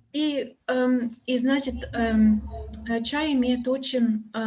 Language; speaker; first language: Russian; non-native, fluent; English